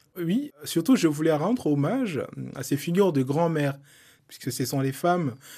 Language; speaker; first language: French; non-native, local second language; Soninke